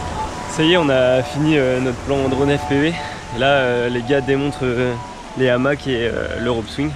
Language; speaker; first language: French; native; French